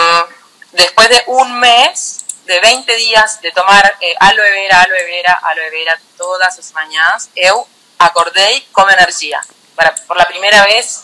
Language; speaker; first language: Portuguese; non-native, learner; Spanish